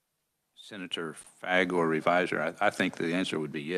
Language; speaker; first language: English; native; English